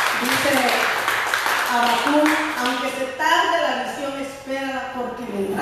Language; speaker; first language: Spanish; native; Spanish